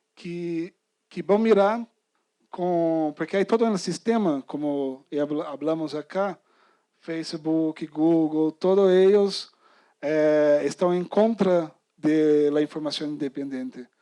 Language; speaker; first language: Spanish; non-native, fluent; Portuguese